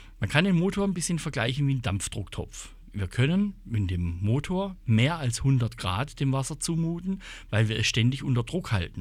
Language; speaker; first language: German; native; German